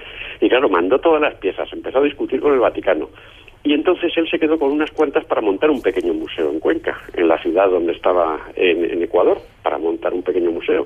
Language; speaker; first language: Spanish; native; Spanish